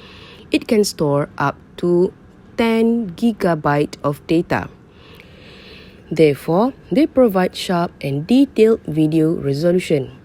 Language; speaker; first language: English; non-native, local second language; Malay